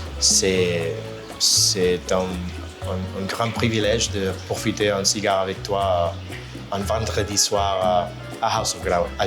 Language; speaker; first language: French; non-native, fluent; Spanish